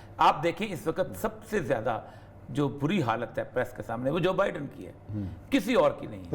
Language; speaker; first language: Urdu; non-native, local second language; Pashto